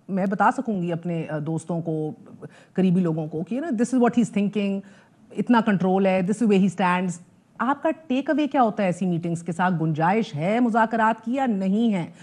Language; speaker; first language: Urdu; native; Urdu